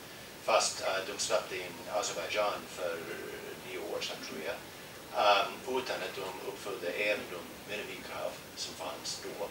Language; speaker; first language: Swedish; non-native, fluent; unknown